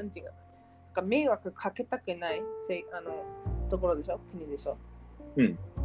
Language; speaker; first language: Japanese; early bilingual, heritage; Japanese